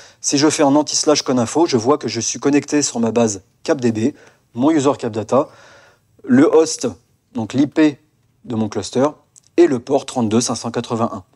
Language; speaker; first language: French; native; French